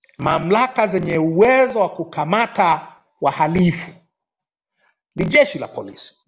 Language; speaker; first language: Swahili; non-native, local second language; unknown